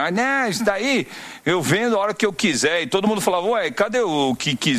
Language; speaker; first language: Portuguese; native; Portuguese